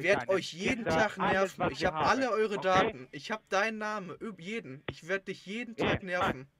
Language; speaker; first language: German; native; German